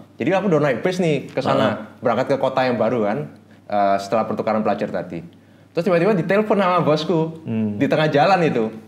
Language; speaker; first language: Indonesian; native; Indonesian